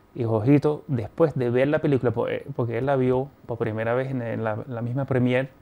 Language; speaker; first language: Spanish; non-native, fluent; German